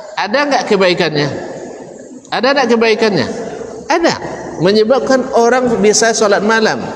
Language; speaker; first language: Malay; native; Malay